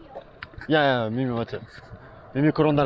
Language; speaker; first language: Japanese; native; Japanese